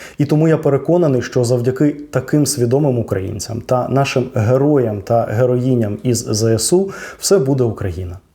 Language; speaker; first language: Ukrainian; non-native, local second language; Russian